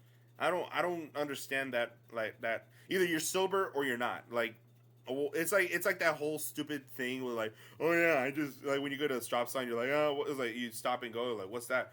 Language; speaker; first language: English; native; English